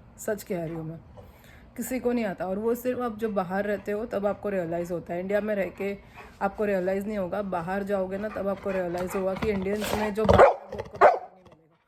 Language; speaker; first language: Hindi; non-native, local second language; Bangla